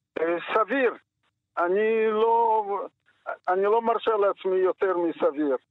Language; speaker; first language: Hebrew; non-native, fluent; Yiddish